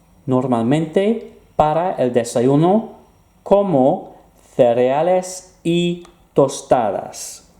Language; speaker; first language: Spanish; non-native, fluent; English